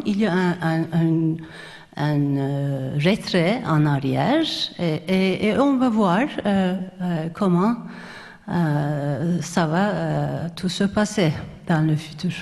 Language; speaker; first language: French; non-native, fluent; Turkish